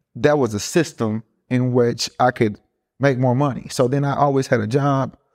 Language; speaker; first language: English; early bilingual, other home language; Spanish